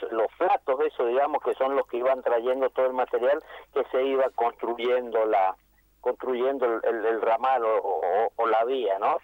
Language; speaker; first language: Spanish; native; Spanish